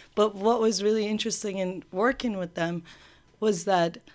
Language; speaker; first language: English; early bilingual, other home language; Persian